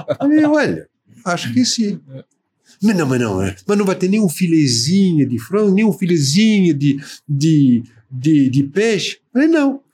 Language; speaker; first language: Portuguese; non-native, fluent; French